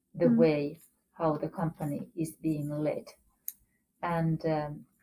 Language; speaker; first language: English; non-native, fluent; Finnish